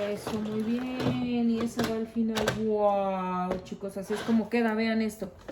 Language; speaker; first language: Spanish; native; Spanish